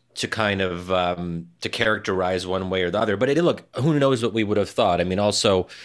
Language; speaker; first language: English; early bilingual, other home language; Arabic